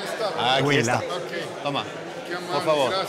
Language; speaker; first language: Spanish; non-native, fluent; French